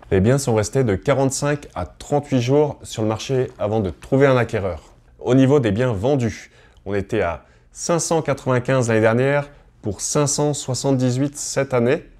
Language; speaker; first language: French; native; French